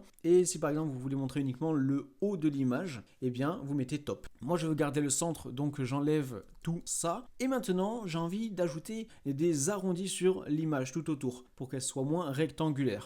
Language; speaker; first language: French; native; French